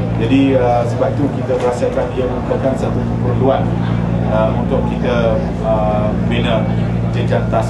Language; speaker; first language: Malay; native; Malay